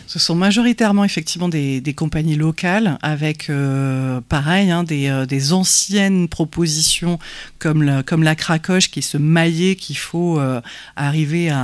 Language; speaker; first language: French; native; French